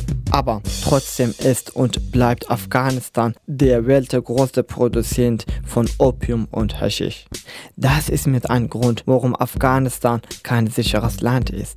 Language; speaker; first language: German; non-native, fluent; Persian